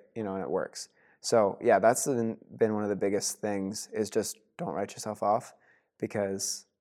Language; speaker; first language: English; native; English